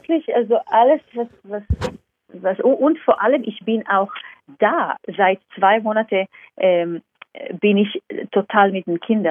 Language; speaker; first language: German; non-native, fluent; Hebrew